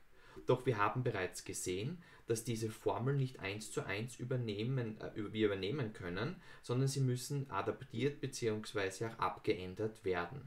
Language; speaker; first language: German; native; German